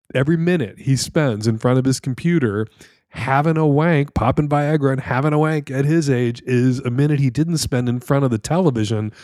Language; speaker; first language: English; native; English